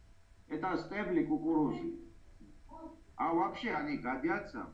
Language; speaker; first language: Russian; non-native, fluent; Georgian